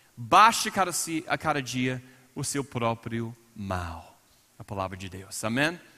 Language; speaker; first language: Portuguese; non-native, fluent; English